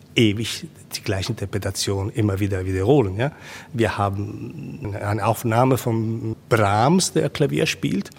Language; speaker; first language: German; non-native, fluent; Italian